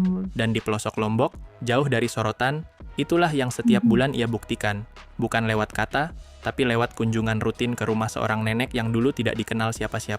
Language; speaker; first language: Indonesian; native; Indonesian